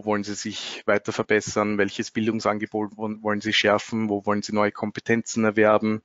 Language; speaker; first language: German; native; German